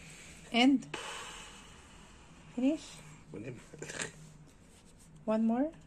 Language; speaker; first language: English; non-native, fluent; Filipino